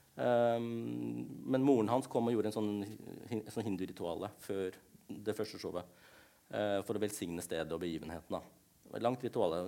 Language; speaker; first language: Norwegian; early bilingual, other home language; Tamil